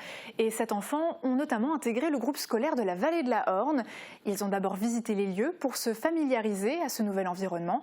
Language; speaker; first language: French; native; French